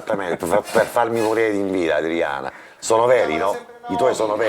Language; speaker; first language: Italian; native; Italian